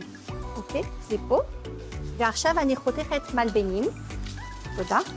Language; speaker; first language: Hebrew; non-native, fluent; French